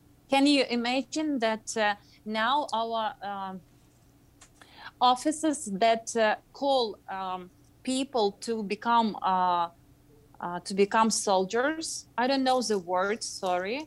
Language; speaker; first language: English; non-native, fluent; Ukrainian